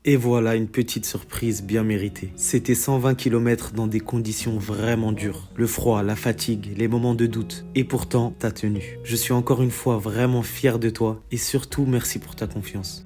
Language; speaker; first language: French; native; French